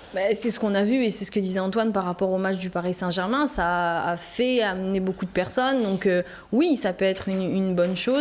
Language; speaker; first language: French; native; French